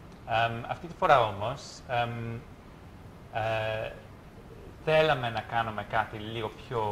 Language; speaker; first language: Greek; non-native, fluent; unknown